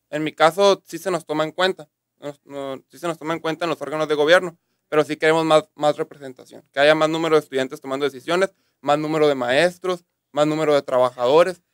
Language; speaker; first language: Spanish; native; Spanish